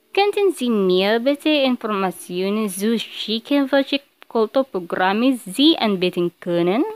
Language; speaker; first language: German; non-native, learner; Filipino